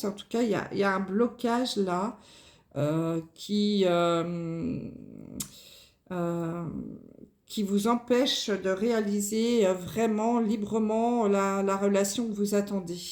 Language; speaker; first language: French; native; French